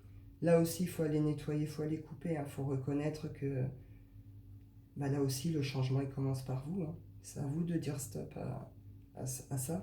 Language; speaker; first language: French; native; French